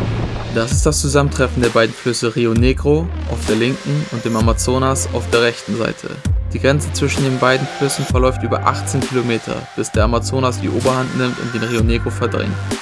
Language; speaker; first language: German; native; German